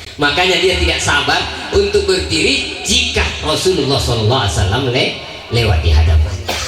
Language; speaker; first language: Indonesian; non-native, local second language; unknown